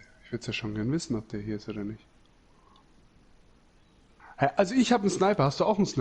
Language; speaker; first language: German; native; German